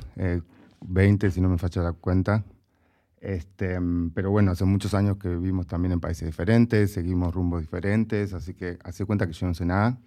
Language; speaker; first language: Spanish; native; Spanish